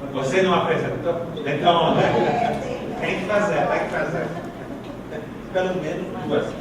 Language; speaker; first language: Portuguese; non-native, learner; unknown